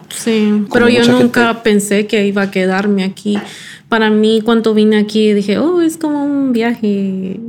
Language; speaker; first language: Spanish; early bilingual, heritage; Spanish